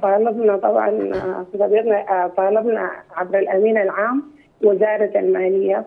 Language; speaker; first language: Arabic; native; Arabic